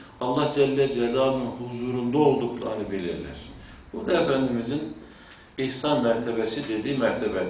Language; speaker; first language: Turkish; native; Turkish